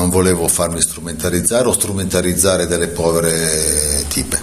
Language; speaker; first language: Italian; native; Italian